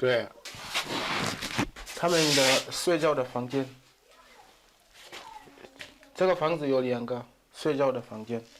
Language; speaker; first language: Chinese; non-native, fluent; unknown